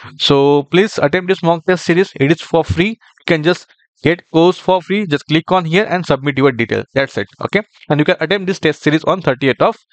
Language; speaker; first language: English; non-native, local second language; Marathi